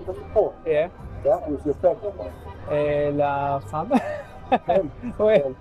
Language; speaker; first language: French; non-native, fluent; Spanish